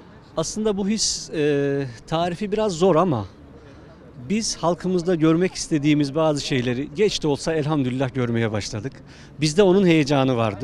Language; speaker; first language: Turkish; native; Turkish